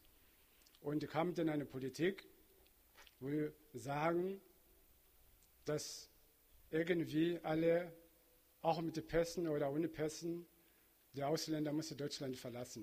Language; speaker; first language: German; non-native, fluent; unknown